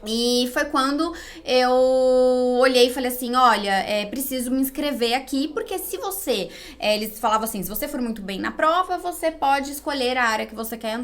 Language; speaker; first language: Portuguese; native; Portuguese